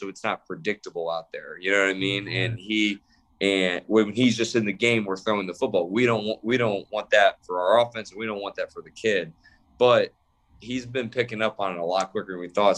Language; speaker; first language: English; native; English